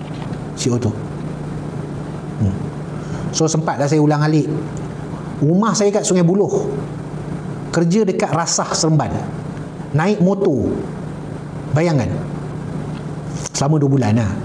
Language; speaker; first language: Malay; native; Malay